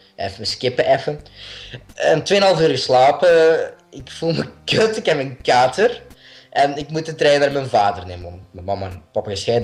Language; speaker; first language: Dutch; native; Dutch